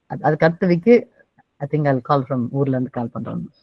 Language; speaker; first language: Tamil; native; Tamil